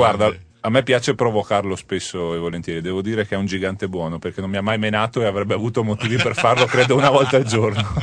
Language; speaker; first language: Italian; native; Italian